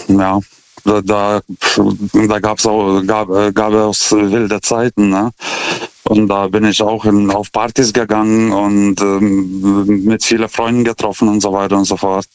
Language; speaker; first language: German; non-native, fluent; Lithuanian